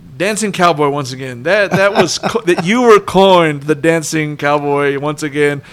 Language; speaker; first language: English; early bilingual, other home language; Spanish